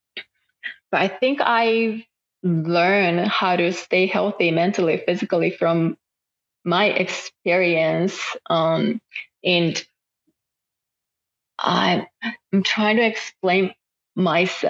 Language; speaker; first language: English; non-native, fluent; Japanese